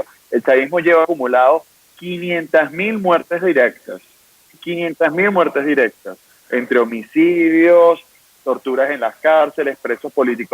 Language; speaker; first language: Spanish; native; Spanish